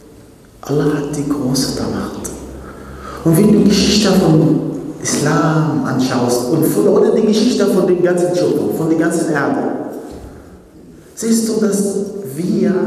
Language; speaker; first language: German; non-native, fluent; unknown